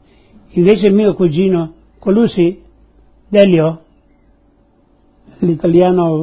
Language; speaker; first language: Italian; non-native, local second language; Friulian